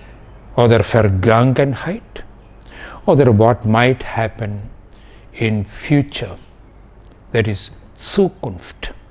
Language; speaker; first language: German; non-native, fluent; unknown